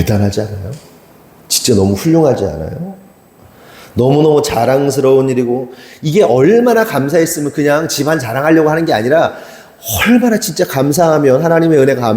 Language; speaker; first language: Korean; native; Korean